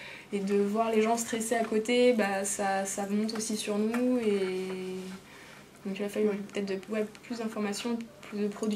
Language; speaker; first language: French; native; French